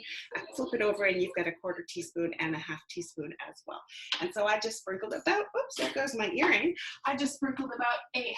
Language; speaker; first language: English; native; English